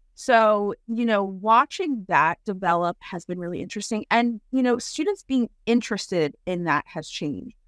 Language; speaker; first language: English; native; English